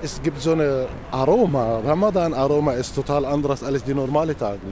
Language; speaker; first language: German; non-native, fluent; Arabic